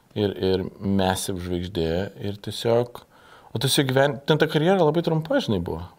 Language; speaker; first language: Lithuanian; native; Lithuanian